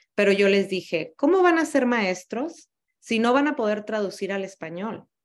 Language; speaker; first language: Spanish; early bilingual, heritage; Spanish